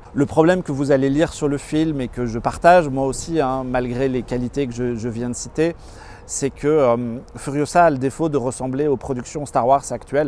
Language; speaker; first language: French; native; French